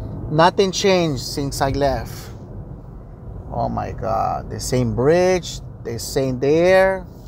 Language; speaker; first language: English; early bilingual, other home language; Spanish